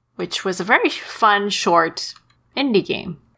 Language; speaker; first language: English; early bilingual, other home language; Chinese